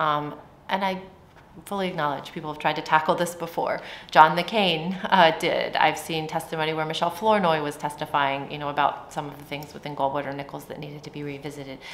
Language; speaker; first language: English; native; English